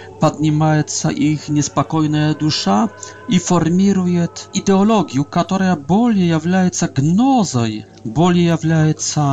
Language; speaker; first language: Polish; non-native, learner; Russian